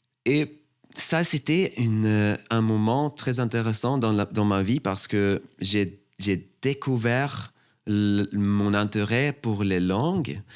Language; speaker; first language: French; non-native, fluent; Swedish